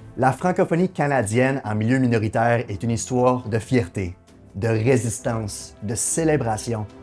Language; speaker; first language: French; native; French